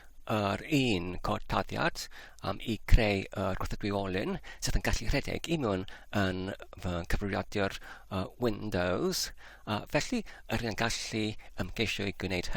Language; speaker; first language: Welsh; non-native, learner; English